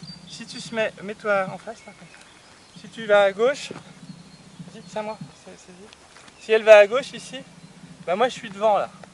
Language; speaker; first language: French; native; French